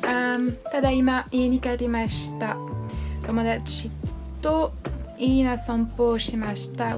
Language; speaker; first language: Japanese; non-native, learner; French